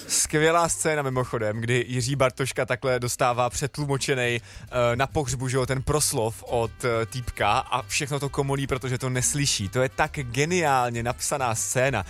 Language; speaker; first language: Czech; native; Czech